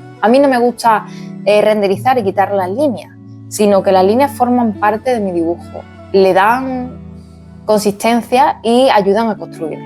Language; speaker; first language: Spanish; native; Spanish